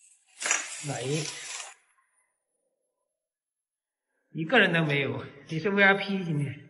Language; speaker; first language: Chinese; native; Chinese